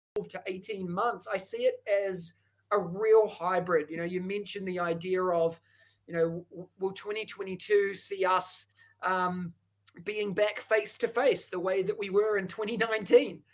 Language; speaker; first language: English; native; English